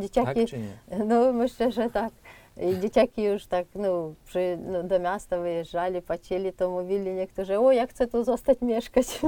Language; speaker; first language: Polish; non-native, fluent; Ukrainian